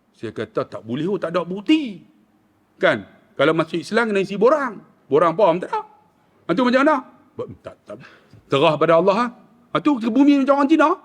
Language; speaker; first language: Malay; native; Malay